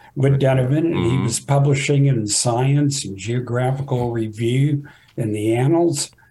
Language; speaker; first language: English; native; English